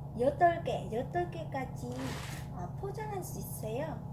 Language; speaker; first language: Korean; non-native, fluent; Vietnamese